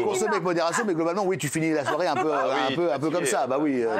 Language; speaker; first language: French; native; French